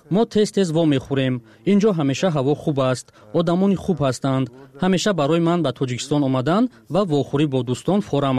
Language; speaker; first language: Persian; early bilingual, heritage; Tajik